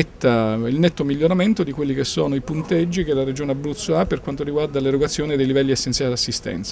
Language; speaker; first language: Italian; native; Italian